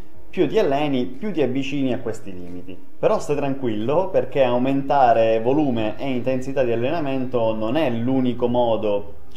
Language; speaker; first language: Italian; native; Italian